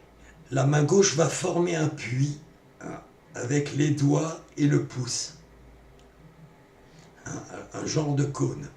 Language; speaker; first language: French; native; French